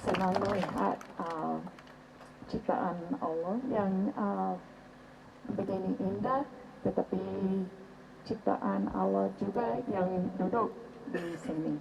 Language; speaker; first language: Indonesian; non-native, fluent; English